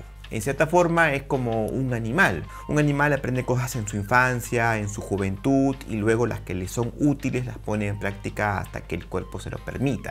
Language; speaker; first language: Spanish; native; Spanish